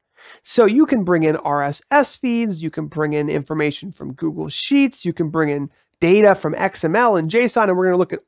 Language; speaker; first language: English; native; English